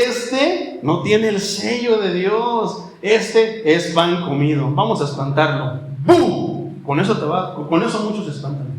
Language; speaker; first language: Spanish; native; Spanish